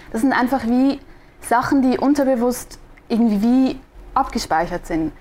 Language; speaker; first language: German; non-native, local second language; Swiss German